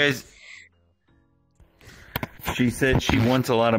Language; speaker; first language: English; native; English